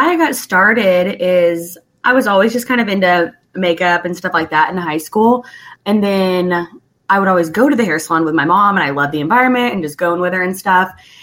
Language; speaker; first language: English; native; English